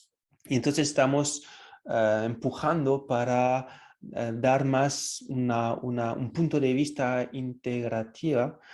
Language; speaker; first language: Spanish; non-native, fluent; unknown